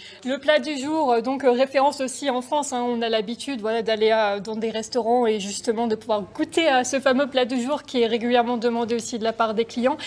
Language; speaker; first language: French; native; French